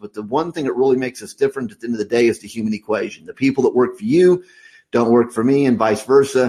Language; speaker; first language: English; native; English